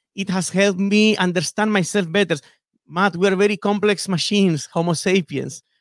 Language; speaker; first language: English; non-native, fluent; Spanish